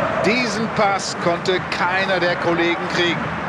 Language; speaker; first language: German; native; German